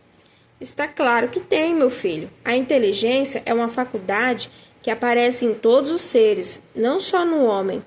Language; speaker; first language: Portuguese; native; Portuguese